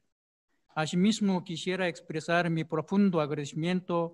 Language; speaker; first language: Spanish; non-native, fluent; Korean